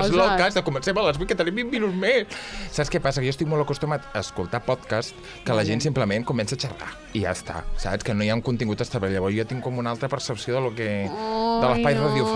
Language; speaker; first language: Catalan; native; Catalan